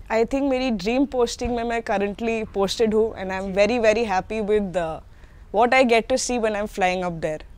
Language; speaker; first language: Hindi; native; Hindi